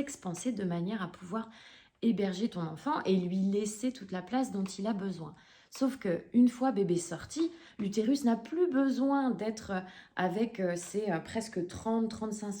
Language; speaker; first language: French; native; French